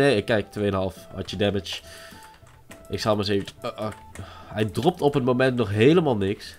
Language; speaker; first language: Dutch; native; Dutch